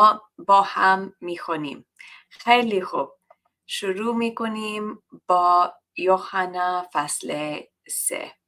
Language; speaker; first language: Persian; non-native, learner; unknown